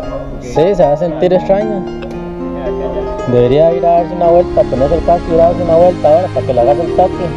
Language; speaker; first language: Spanish; native; Spanish